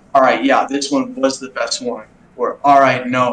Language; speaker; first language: English; native; English